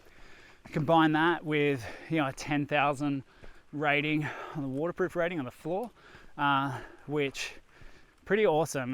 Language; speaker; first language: English; native; English